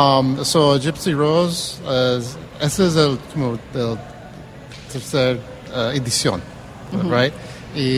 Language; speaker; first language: Spanish; early bilingual, heritage; English